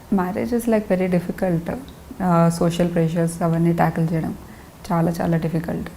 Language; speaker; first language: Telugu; non-native, local second language; Lambadi